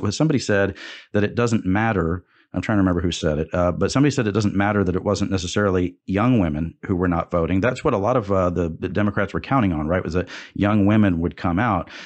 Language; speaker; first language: English; native; English